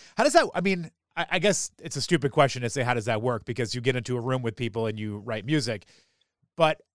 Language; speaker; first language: English; native; English